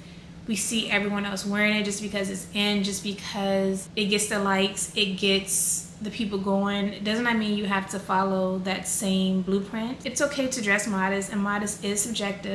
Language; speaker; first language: English; native; English